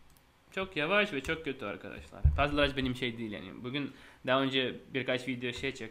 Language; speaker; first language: Turkish; non-native, fluent; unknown